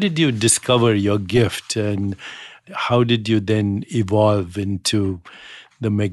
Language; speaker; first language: English; non-native, local second language; Hindi